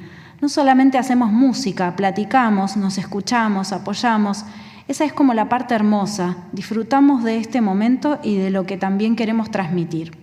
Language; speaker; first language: Spanish; native; Spanish